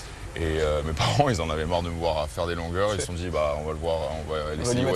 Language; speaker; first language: French; native; French